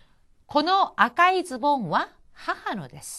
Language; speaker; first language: Japanese; non-native, fluent; Korean